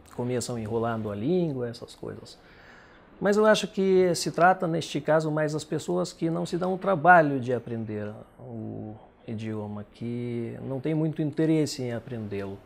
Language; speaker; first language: Portuguese; non-native, fluent; Russian